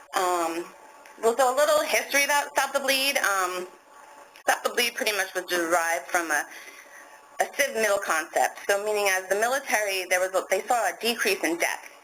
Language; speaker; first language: English; native; English